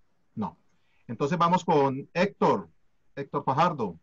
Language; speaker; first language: Spanish; native; Spanish